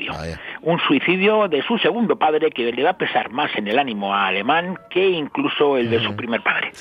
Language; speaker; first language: Spanish; native; Spanish